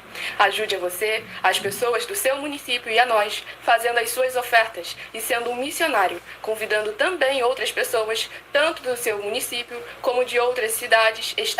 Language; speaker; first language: Portuguese; native; Portuguese